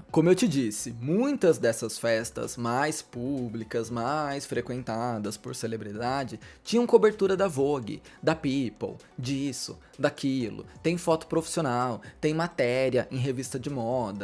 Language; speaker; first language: Portuguese; native; Portuguese